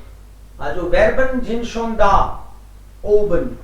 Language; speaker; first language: German; non-native, fluent; Hindi